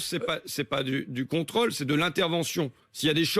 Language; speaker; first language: French; native; French